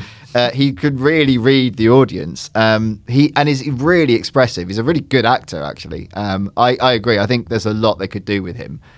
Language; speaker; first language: English; native; English